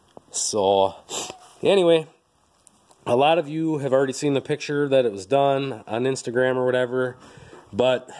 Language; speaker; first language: English; native; English